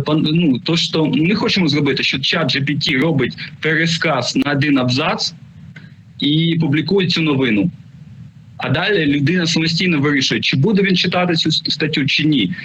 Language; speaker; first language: Ukrainian; non-native, local second language; Russian